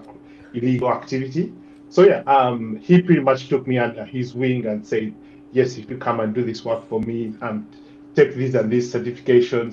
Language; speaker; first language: English; non-native, local second language; Ganda